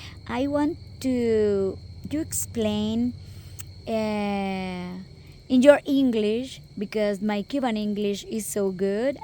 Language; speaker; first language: English; non-native, local second language; Spanish